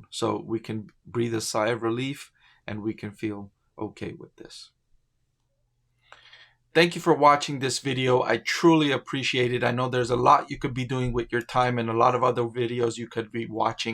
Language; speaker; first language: English; native; English